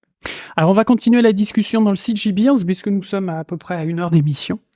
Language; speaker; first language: French; native; French